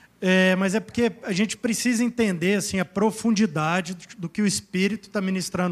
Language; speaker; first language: Portuguese; native; Portuguese